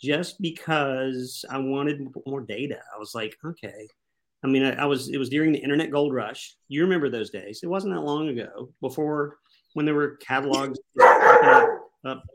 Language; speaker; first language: English; native; English